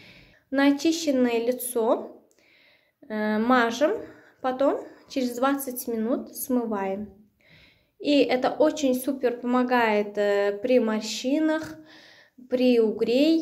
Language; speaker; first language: Russian; non-native, local second language; Uzbek